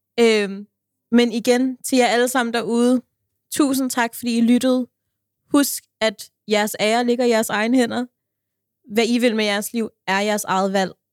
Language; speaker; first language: Danish; early bilingual, other home language; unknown